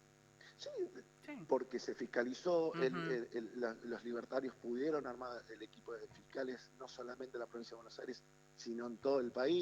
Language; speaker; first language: Spanish; native; Spanish